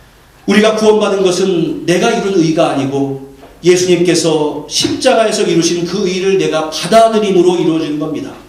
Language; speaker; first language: Korean; native; Korean